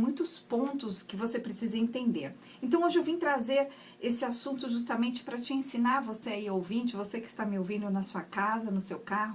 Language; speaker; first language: Portuguese; native; Portuguese